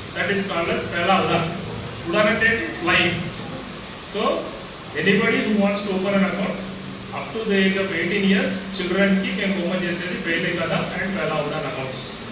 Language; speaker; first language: English; non-native, local second language; Telugu